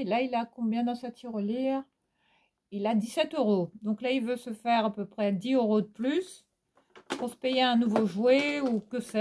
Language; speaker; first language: French; native; French